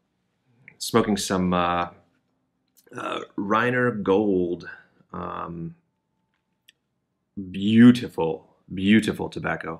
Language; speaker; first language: English; native; English